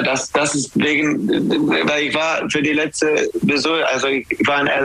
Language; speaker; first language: German; non-native, fluent; English